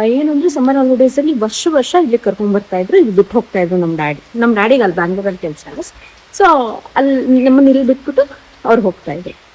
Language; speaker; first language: Kannada; non-native, local second language; Tulu